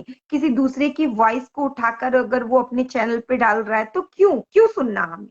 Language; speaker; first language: Hindi; native; Hindi